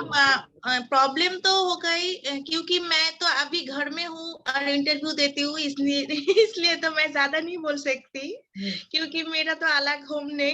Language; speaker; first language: Hindi; non-native, local second language; Bangla